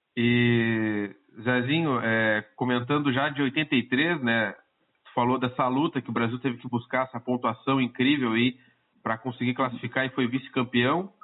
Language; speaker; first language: Portuguese; native; Portuguese